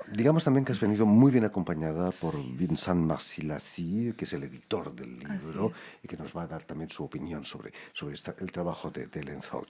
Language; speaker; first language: Spanish; native; Spanish